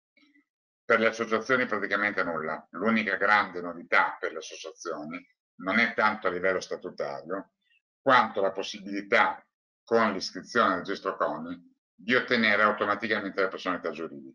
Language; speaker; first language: Italian; native; Italian